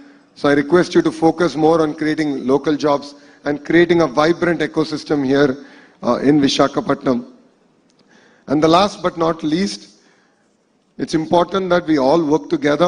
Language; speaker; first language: English; non-native, local second language; Telugu